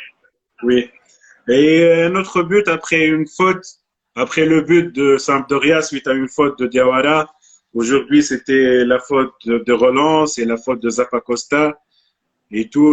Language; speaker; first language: French; non-native, local second language; Arabic